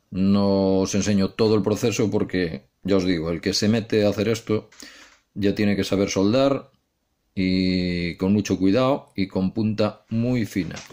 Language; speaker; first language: Spanish; native; Spanish